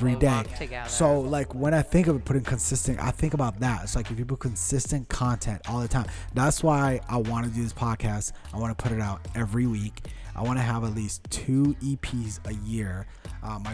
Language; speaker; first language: English; early bilingual, other home language; Portuguese